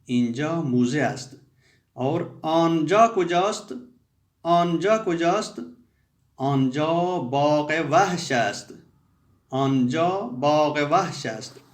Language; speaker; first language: Persian; non-native, fluent; Urdu